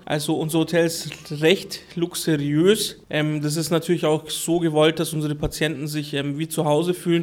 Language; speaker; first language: German; early bilingual, other home language; Turkish